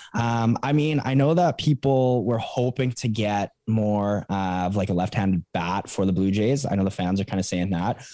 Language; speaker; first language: English; native; English